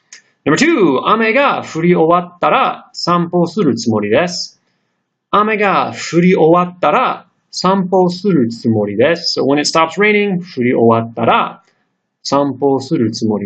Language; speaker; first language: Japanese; non-native, fluent; English